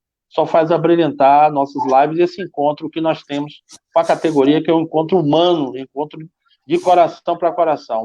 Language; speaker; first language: Portuguese; native; Portuguese